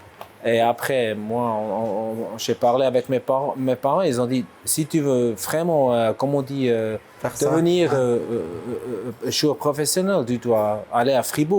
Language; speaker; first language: French; non-native, local second language; German